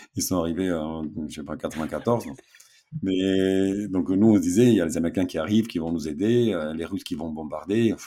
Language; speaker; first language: French; non-native, fluent; Romanian